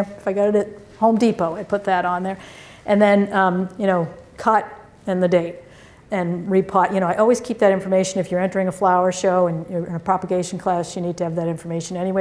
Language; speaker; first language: English; native; English